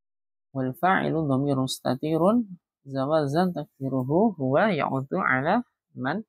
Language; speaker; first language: Arabic; non-native, fluent; Indonesian